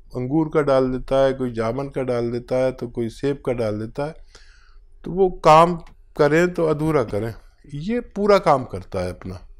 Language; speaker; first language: Hindi; native; Hindi